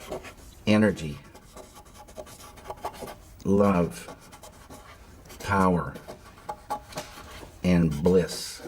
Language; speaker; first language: English; native; English